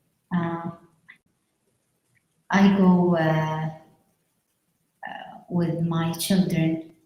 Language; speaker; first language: English; non-native, learner; Arabic